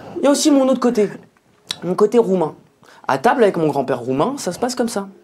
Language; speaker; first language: French; native; French